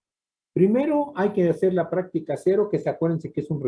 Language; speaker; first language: Spanish; native; Spanish